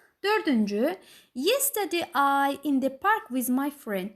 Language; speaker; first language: English; non-native, fluent; Azerbaijani